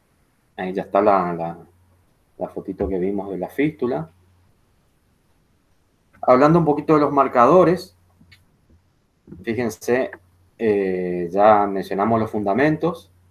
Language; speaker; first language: Spanish; native; Spanish